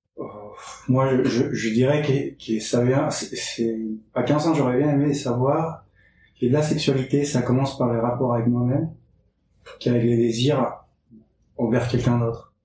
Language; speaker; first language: French; early bilingual, other home language; Spanish